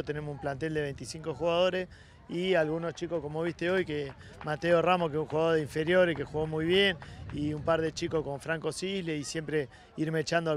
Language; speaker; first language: Spanish; native; Spanish